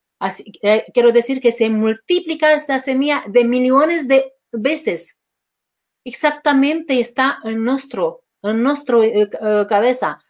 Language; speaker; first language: Spanish; non-native, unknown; Romanian